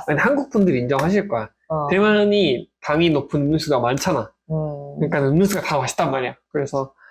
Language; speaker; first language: Korean; native; Korean